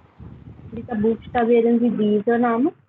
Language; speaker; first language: German; non-native, learner; Hindi